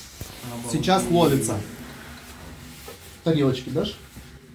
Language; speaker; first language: Russian; native; Russian